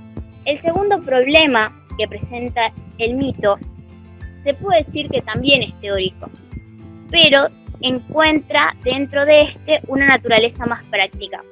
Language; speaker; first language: Spanish; native; Spanish